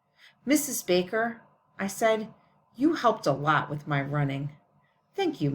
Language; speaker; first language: English; native; English